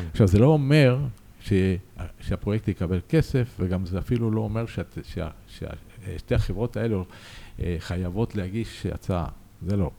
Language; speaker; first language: Hebrew; early bilingual, other home language; Spanish